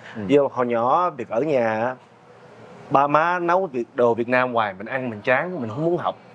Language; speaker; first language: Vietnamese; early bilingual, heritage; Vietnamese